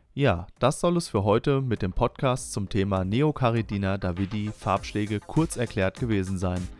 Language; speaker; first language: German; native; German